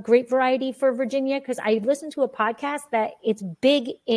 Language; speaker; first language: English; native; English